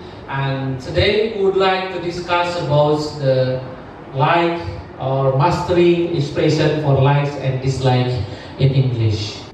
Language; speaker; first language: English; non-native, learner; Indonesian